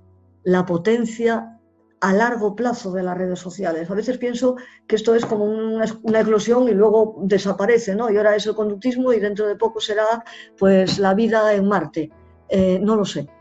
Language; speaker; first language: Spanish; native; Spanish